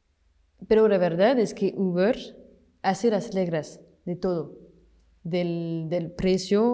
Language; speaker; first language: Spanish; non-native, fluent; French